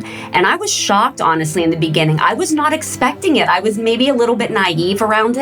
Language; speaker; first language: English; native; English